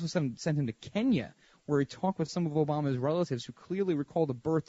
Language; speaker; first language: English; native; English